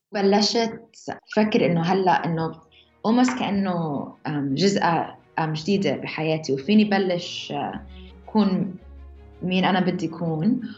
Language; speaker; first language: Arabic; early bilingual, heritage; Arabic